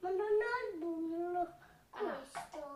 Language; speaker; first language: Italian; early bilingual, heritage; Italian